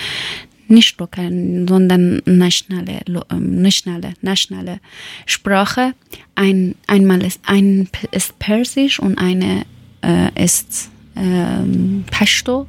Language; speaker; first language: German; non-native, learner; Persian